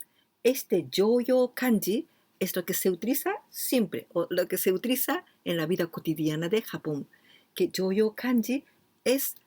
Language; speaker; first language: Spanish; non-native, fluent; Japanese